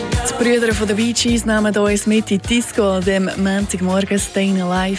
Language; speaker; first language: German; native; German